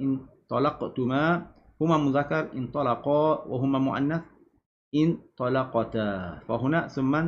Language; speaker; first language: Arabic; non-native, fluent; Malay